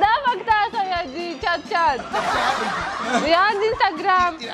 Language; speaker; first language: Indonesian; non-native, learner; Russian